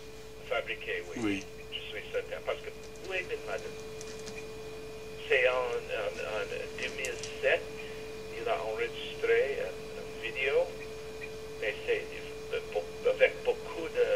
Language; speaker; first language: French; non-native, learner; English